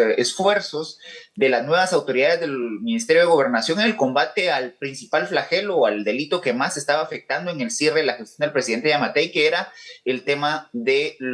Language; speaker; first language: Spanish; native; Spanish